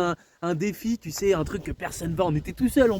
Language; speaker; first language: French; native; French